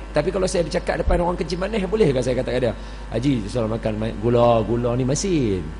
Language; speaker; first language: Malay; native; Malay